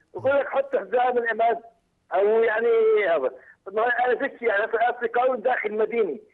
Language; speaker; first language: Arabic; native; Arabic